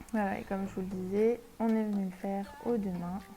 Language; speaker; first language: French; native; French